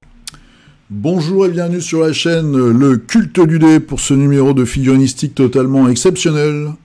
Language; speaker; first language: French; native; French